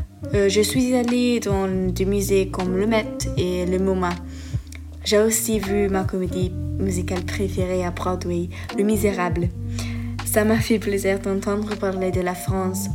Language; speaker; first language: French; non-native, learner; Italian